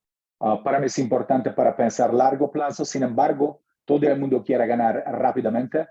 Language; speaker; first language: Spanish; non-native, learner; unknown